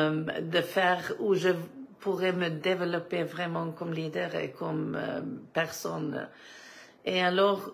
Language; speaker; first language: French; non-native, fluent; Swedish